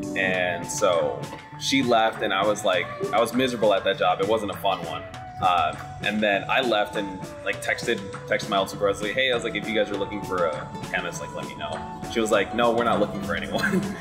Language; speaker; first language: English; native; English